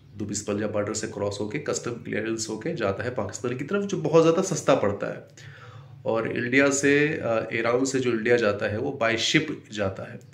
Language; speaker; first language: Urdu; non-native, fluent; Baluchi